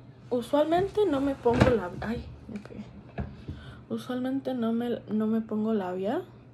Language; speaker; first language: Spanish; early bilingual, heritage; Spanish